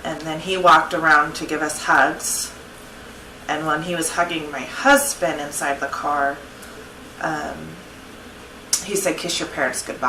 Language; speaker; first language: English; native; English